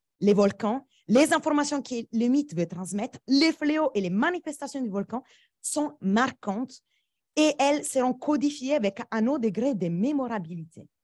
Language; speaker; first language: French; non-native, fluent; Italian